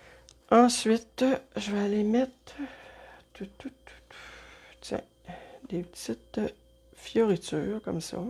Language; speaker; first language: French; native; French